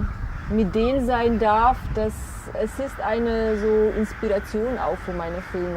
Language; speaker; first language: German; non-native, fluent; Macedonian